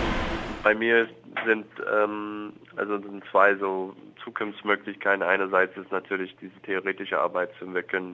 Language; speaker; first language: German; non-native, fluent; English